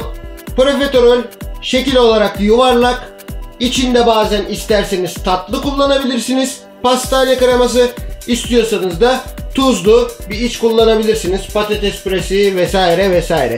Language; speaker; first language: Turkish; native; Turkish